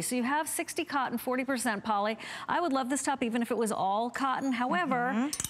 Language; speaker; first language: English; native; English